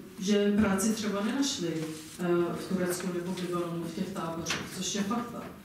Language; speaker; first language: Czech; non-native, fluent; English